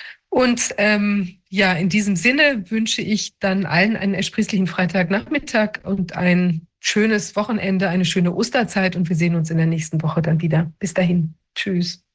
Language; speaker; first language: German; native; German